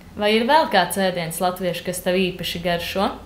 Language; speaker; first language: Latvian; native; Latvian